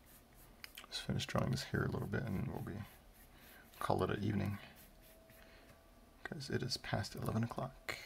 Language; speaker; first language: English; native; English